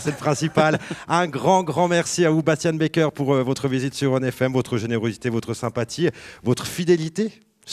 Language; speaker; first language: French; native; French